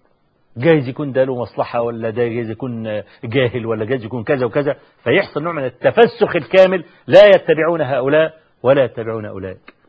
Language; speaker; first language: Arabic; native; Arabic